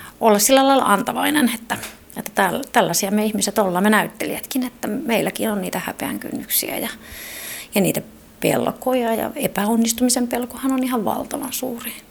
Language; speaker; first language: Finnish; native; Finnish